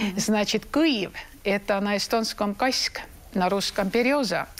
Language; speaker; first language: Russian; non-native, learner; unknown